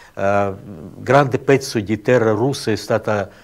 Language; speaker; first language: Italian; non-native, learner; Russian